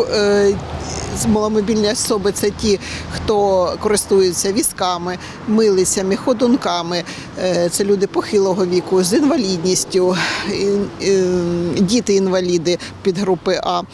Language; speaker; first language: Ukrainian; native; Ukrainian